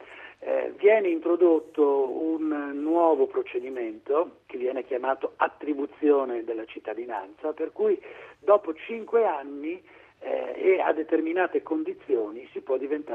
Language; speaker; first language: Italian; native; Italian